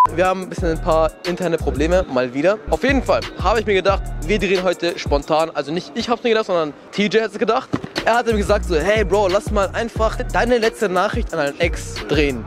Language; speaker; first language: German; early bilingual, other home language; Turkish